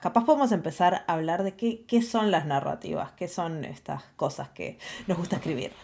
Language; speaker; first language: Spanish; native; Spanish